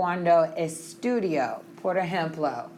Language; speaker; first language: Spanish; non-native, fluent; English